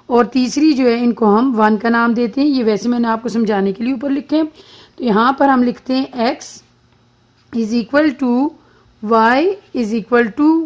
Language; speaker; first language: Urdu; native; Urdu